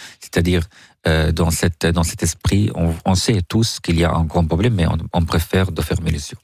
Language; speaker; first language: French; non-native, fluent; Arabic